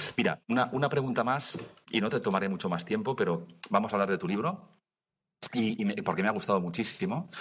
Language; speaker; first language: Spanish; non-native, local second language; Catalan